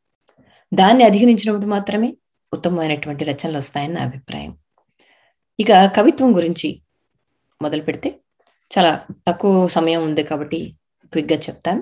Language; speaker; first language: Telugu; native; Telugu